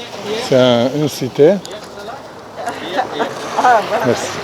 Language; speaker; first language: French; non-native, fluent; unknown